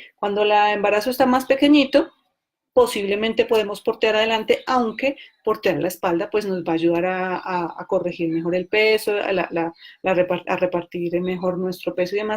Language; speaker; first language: Spanish; native; Spanish